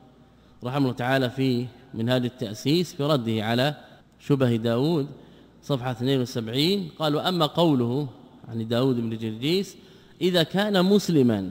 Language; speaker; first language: Arabic; native; Arabic